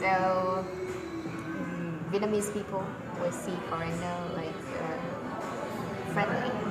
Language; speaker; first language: English; non-native, fluent; Vietnamese